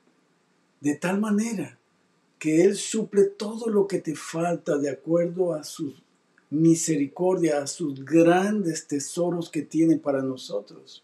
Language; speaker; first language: Spanish; native; Spanish